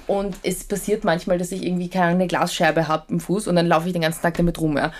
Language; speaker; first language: German; early bilingual, other home language; Polish